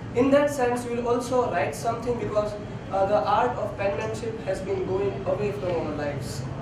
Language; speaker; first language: English; non-native, local second language; Gujarati